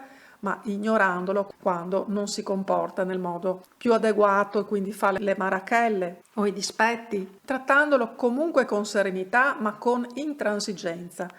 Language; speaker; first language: Italian; native; Italian